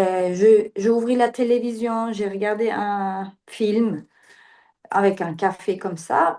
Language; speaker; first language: French; non-native, learner; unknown